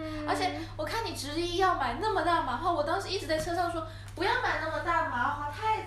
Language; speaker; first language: Chinese; native; Chinese